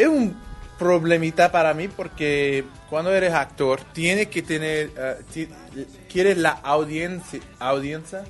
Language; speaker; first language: Spanish; non-native, learner; English